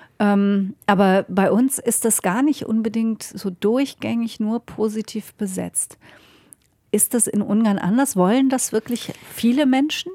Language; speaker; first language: German; native; German